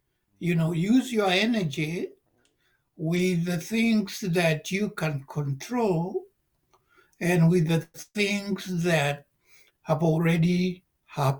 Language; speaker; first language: English; non-native, local second language; Kikuyu